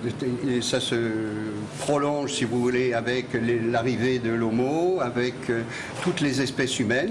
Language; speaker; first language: French; native; French